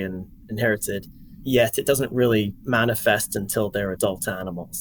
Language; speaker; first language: English; native; English